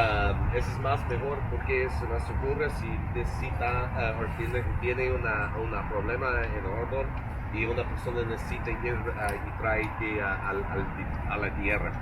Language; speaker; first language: Spanish; non-native, learner; English